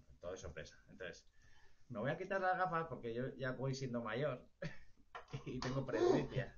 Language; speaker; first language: Spanish; native; Spanish